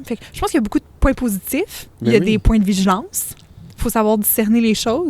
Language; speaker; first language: French; native; French